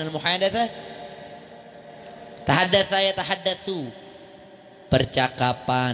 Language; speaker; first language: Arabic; non-native, fluent; Indonesian